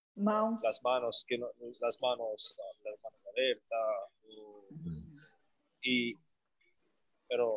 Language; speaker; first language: Spanish; non-native, learner; Portuguese